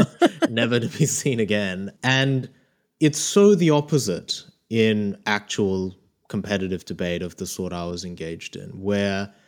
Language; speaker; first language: English; early bilingual, other home language; Korean